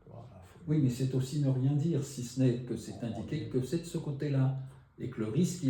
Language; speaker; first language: French; native; French